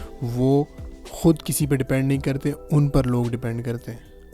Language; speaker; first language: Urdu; non-native, local second language; Punjabi